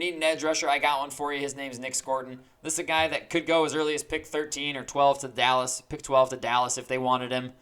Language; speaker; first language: English; native; English